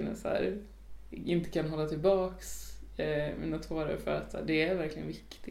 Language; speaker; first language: Swedish; native; Swedish